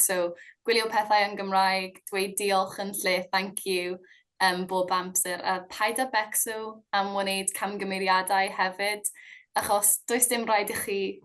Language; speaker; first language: Welsh; non-native, local second language; English